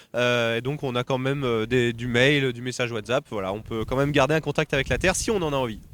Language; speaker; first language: French; native; French